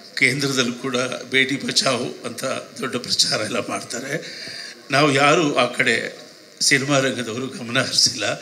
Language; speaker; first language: Kannada; native; Kannada